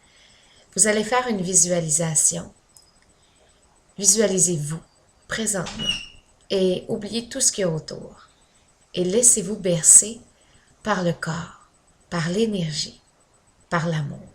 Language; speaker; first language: French; native; French